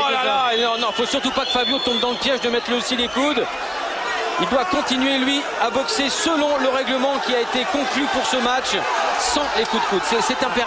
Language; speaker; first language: French; native; French